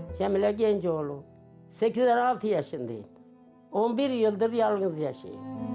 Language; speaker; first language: Turkish; native; Turkish